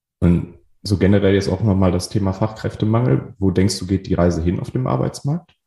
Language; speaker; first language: German; native; German